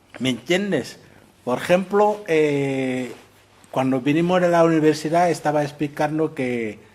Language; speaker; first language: Spanish; non-native, fluent; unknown